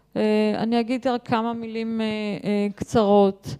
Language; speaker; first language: Hebrew; native; Hebrew